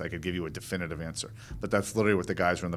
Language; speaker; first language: English; native; English